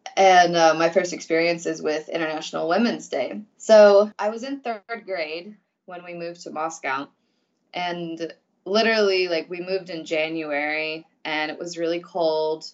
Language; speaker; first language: English; early bilingual, other home language; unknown